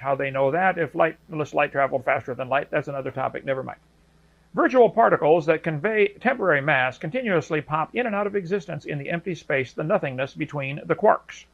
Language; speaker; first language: English; native; English